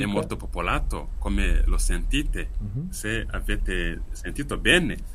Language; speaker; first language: Italian; non-native, fluent; Kinyarwanda